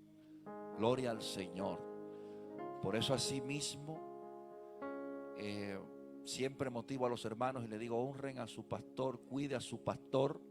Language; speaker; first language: Spanish; native; Spanish